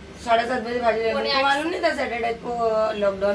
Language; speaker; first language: Hindi; native; Hindi